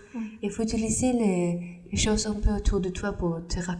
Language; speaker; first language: French; non-native, fluent; Norwegian